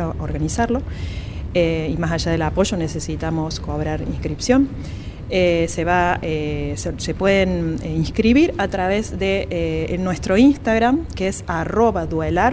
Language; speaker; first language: Spanish; native; Spanish